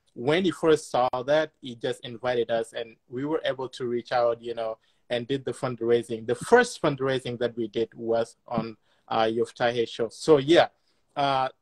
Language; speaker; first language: English; non-native, fluent; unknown